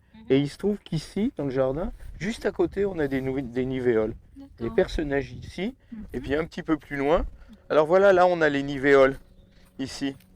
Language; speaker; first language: French; native; French